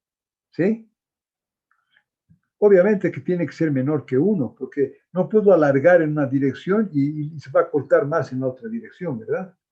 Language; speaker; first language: Spanish; native; Spanish